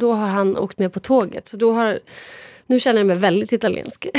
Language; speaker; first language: Swedish; native; Swedish